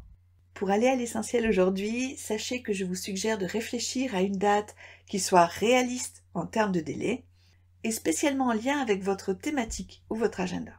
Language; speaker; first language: French; native; French